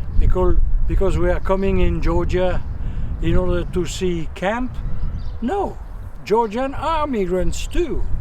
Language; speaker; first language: English; non-native, fluent; French